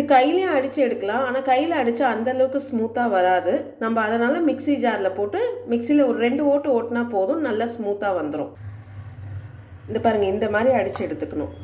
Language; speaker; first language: Tamil; native; Tamil